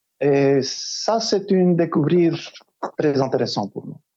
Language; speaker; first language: French; non-native, learner; Romanian